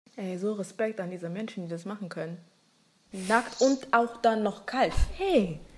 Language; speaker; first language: German; early bilingual, other home language; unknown